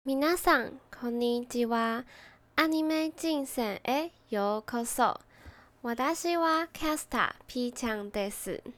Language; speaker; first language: Japanese; non-native, learner; Chinese